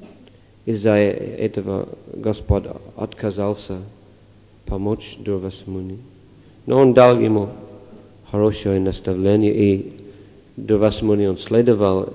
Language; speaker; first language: Russian; non-native, fluent; English